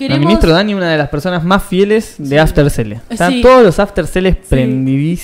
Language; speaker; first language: Spanish; native; Spanish